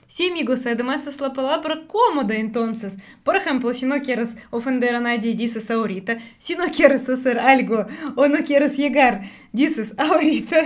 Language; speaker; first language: Spanish; non-native, fluent; Russian